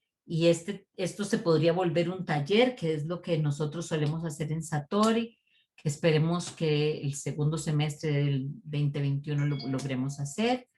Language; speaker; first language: Spanish; native; Spanish